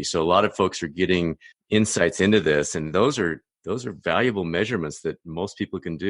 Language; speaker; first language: English; native; English